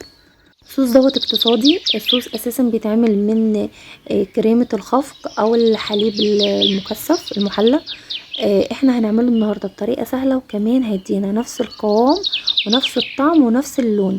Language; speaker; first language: Arabic; native; Arabic